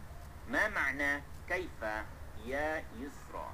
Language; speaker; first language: Arabic; non-native, fluent; Malay